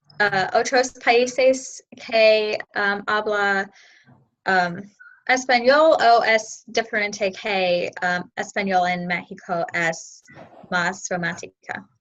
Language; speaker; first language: Spanish; non-native, learner; English